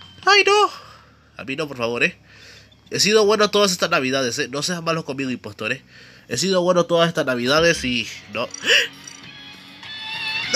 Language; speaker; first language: Spanish; native; Spanish